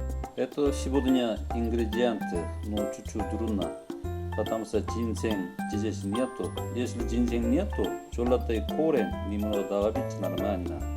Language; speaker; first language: Russian; non-native, learner; Korean